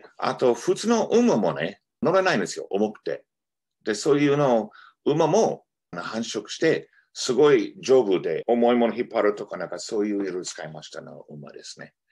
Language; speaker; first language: Japanese; non-native, fluent; English